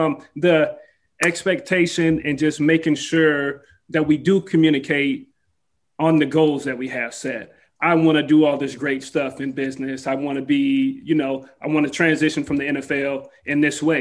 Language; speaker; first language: English; native; English